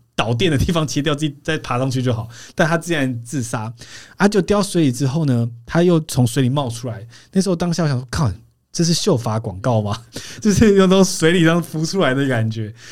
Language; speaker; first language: Chinese; native; Chinese